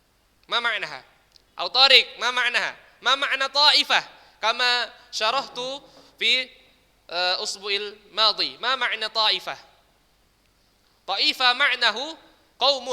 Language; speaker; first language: Arabic; non-native, learner; Indonesian